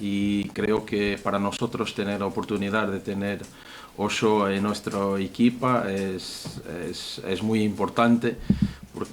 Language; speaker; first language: Spanish; non-native, fluent; Portuguese